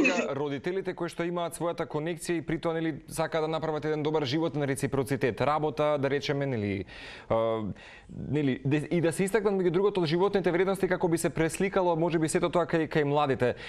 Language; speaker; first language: Macedonian; native; Macedonian